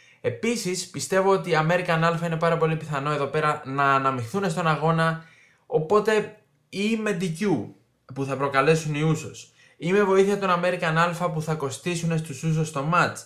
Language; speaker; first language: Greek; native; Greek